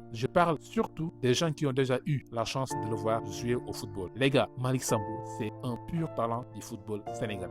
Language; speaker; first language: French; non-native, local second language; Wolof